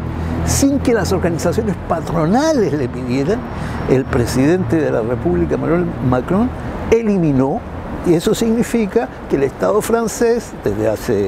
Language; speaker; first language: Spanish; native; Spanish